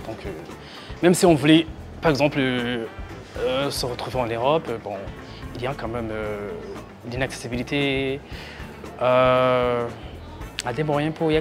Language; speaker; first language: French; non-native, local second language; Rundi